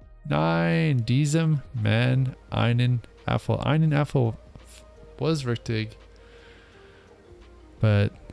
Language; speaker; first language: German; non-native, learner; English